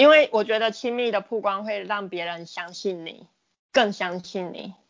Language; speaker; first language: Chinese; non-native, fluent; English